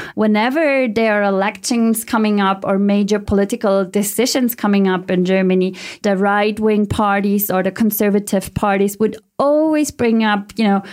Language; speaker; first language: English; early bilingual, heritage; German